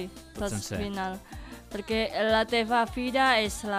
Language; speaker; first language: Catalan; non-native, learner; Indonesian